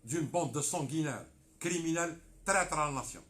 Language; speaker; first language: French; non-native, local second language; Arabic